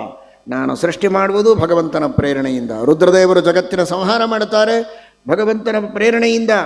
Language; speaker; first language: Kannada; native; Kannada